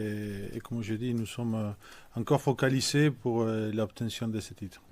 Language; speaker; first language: French; non-native, fluent; Spanish